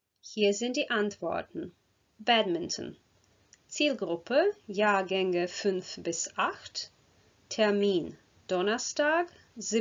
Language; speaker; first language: German; non-native, fluent; Croatian